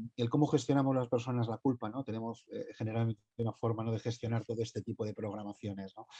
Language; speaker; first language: Spanish; native; Spanish